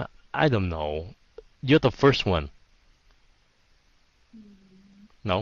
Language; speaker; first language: English; non-native, fluent; Vietnamese